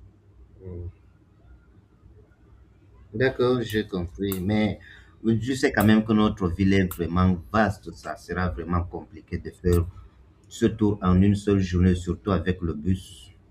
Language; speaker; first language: French; non-native, fluent; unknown